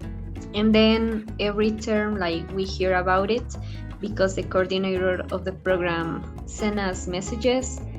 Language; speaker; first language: English; non-native, fluent; Spanish